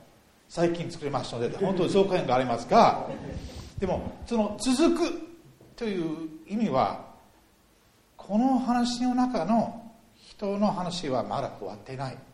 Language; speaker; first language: Japanese; non-native, fluent; English